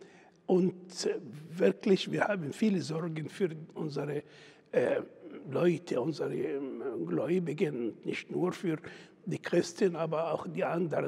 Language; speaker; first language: German; non-native, fluent; Arabic